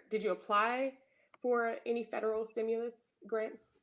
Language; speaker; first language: English; native; English